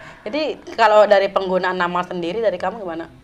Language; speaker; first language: Indonesian; native; Indonesian